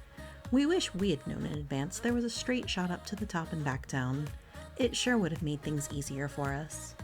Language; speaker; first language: English; native; English